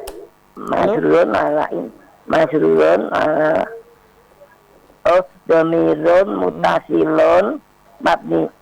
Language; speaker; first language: Arabic; non-native, learner; Indonesian